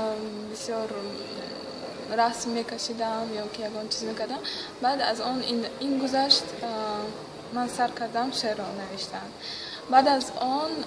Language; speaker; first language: Persian; non-native, local second language; Russian